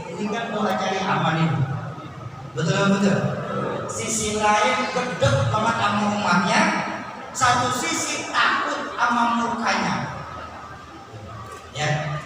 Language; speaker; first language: Indonesian; native; Indonesian